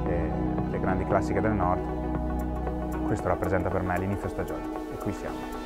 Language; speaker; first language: Italian; native; Italian